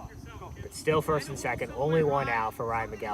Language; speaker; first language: English; native; English